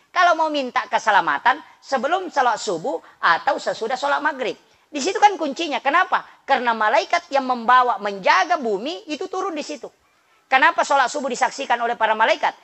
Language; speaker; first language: Indonesian; non-native, local second language; Buginese